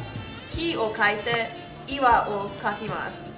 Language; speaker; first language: Japanese; non-native, learner; English